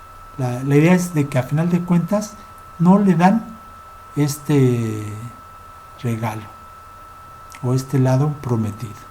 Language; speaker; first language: Spanish; native; Spanish